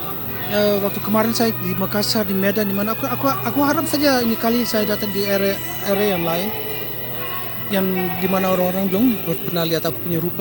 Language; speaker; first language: Indonesian; early bilingual, heritage; Dutch